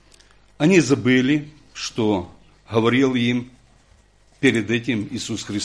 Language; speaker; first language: Russian; non-native, local second language; Ukrainian